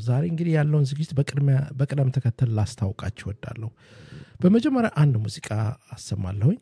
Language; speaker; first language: Amharic; native; Amharic